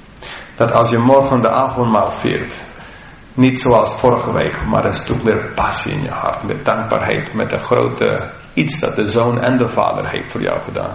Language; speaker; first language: Dutch; non-native, fluent; English